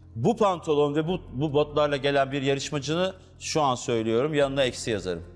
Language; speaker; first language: Turkish; native; Turkish